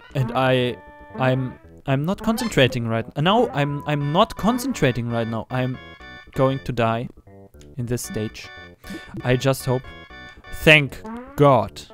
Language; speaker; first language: English; non-native, learner; German